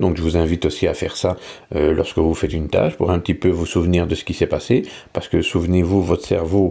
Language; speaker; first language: French; native; French